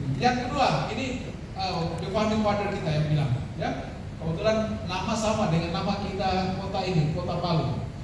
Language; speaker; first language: Indonesian; native; Indonesian